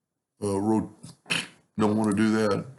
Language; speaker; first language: English; native; English